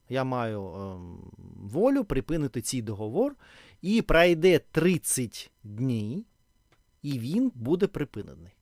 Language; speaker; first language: Ukrainian; non-native, learner; Russian